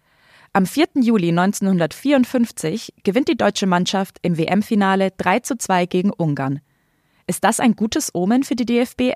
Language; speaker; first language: German; native; German